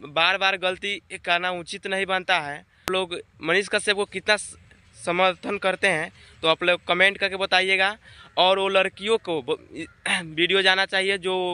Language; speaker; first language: Hindi; native; Hindi